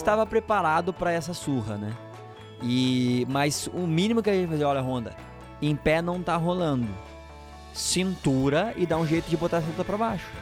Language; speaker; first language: Portuguese; native; Portuguese